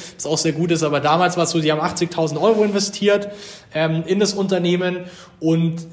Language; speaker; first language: German; native; German